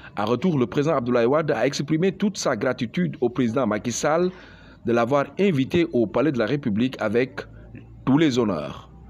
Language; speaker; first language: French; non-native, local second language; Wolof